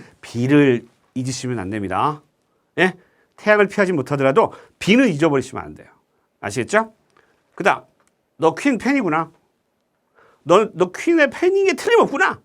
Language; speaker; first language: Korean; native; Korean